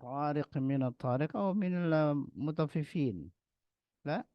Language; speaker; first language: Arabic; non-native, fluent; Indonesian